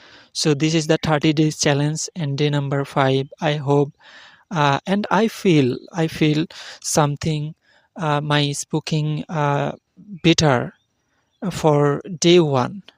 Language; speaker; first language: English; non-native, learner; Bangla